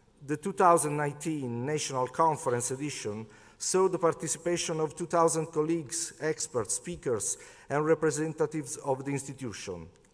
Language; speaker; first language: English; non-native, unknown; Italian